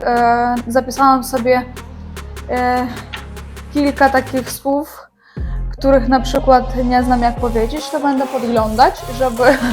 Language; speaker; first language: Polish; non-native, learner; Ukrainian